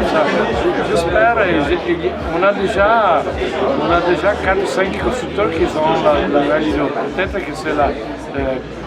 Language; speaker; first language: French; non-native, fluent; Italian